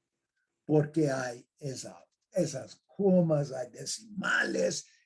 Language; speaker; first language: Spanish; non-native, fluent; English